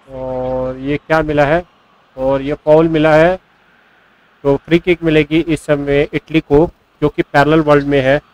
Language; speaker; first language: Hindi; native; Hindi